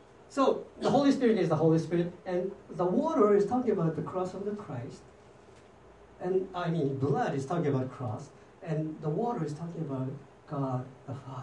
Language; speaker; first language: English; non-native, fluent; Japanese